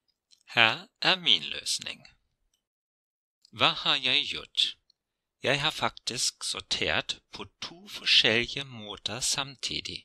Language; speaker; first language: Norwegian; non-native, fluent; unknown